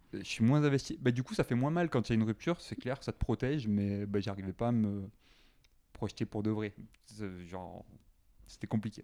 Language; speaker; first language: French; native; French